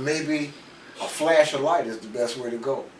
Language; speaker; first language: English; native; English